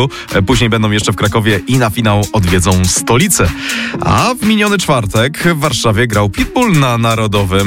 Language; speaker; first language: Polish; native; Polish